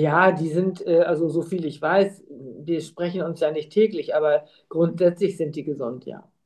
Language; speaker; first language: German; non-native, fluent; Turkish